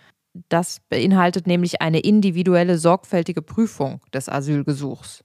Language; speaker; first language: German; native; German